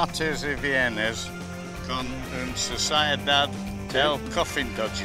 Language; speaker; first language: Spanish; non-native, learner; English